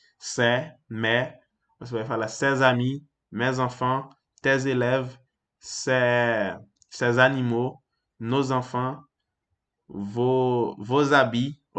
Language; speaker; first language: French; non-native, fluent; Portuguese